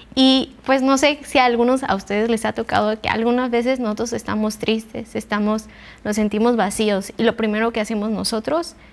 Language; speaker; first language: Spanish; native; Spanish